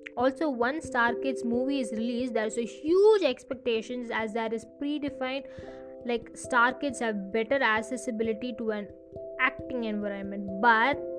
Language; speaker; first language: English; non-native, local second language; Tamil